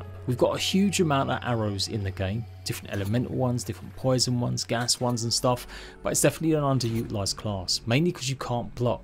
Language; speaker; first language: English; native; English